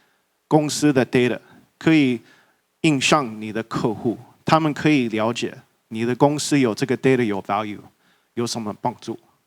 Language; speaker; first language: Chinese; early bilingual, heritage; English